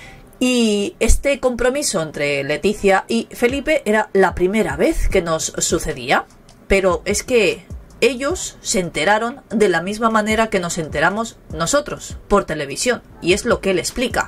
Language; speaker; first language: Spanish; native; Spanish